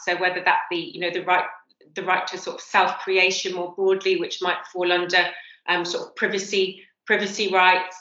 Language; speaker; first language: English; native; English